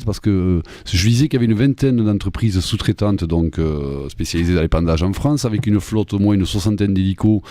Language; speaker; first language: French; native; French